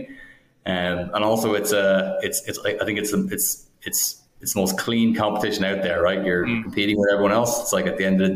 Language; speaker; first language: English; native; English